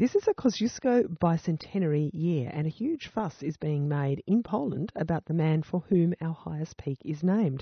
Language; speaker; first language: English; native; English